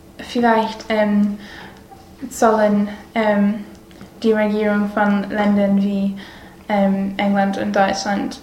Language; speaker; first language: German; non-native, learner; English